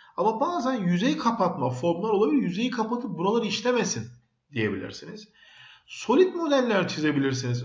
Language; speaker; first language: Turkish; native; Turkish